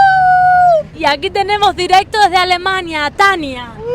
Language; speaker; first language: Spanish; native; Spanish